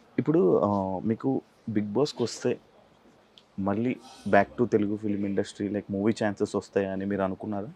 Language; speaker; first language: Telugu; native; Telugu